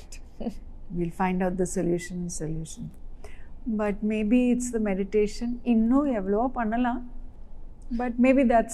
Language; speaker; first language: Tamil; non-native, local second language; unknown